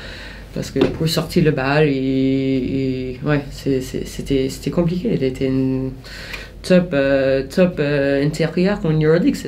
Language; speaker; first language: French; non-native, fluent; English